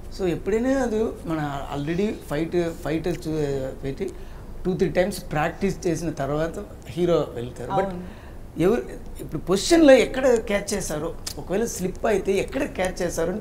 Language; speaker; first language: Telugu; non-native, learner; Tamil